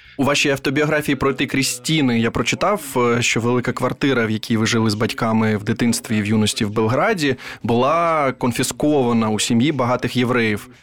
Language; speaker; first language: Ukrainian; native; Ukrainian